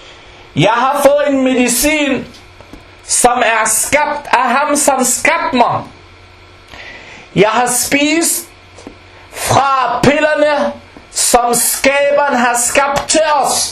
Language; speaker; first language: Danish; non-native, fluent; Arabic